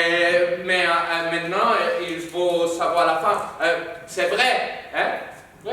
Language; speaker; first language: French; non-native, learner; Spanish